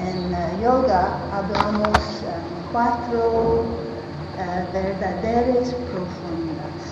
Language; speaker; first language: Spanish; non-native, learner; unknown